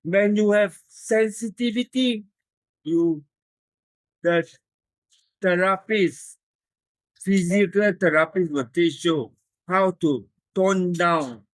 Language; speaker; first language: English; non-native, local second language; Malay